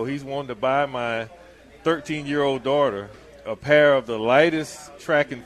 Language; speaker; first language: English; native; English